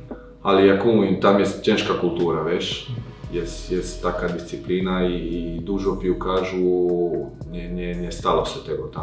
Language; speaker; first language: Polish; non-native, learner; Croatian